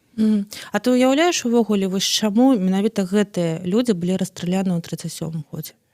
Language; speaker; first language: Belarusian; native; Belarusian